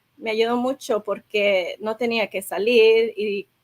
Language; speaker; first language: Spanish; early bilingual, heritage; Spanish